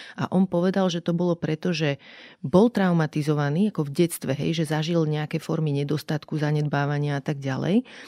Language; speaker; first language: Slovak; native; Slovak